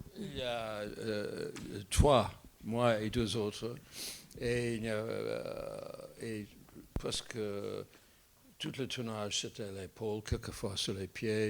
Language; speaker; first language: French; non-native, fluent; English